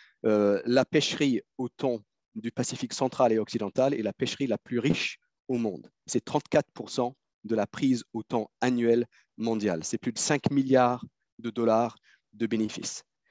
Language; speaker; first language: French; native; French